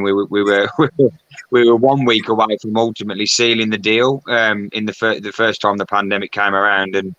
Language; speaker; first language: English; native; English